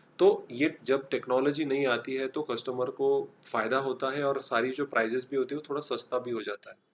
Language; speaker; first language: Hindi; non-native, local second language; Marathi